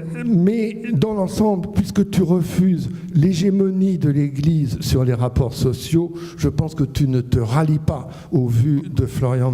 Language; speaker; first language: French; native; French